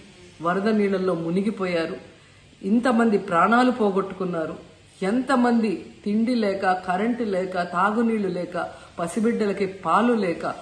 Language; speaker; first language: Telugu; native; Telugu